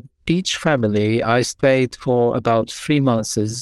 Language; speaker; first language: English; non-native, fluent; Arabic